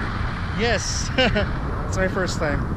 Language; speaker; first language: English; non-native, learner; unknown